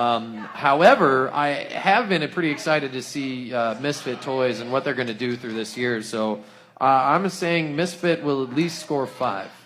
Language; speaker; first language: English; native; English